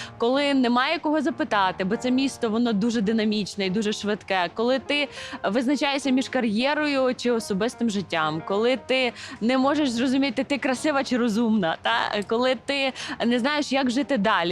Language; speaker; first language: Ukrainian; native; Ukrainian